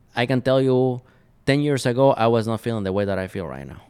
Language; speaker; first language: English; non-native, fluent; Spanish